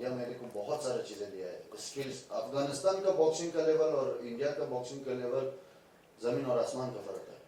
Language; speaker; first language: Hindi; non-native, fluent; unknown